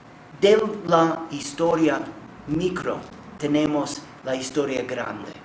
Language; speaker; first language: Spanish; non-native, fluent; English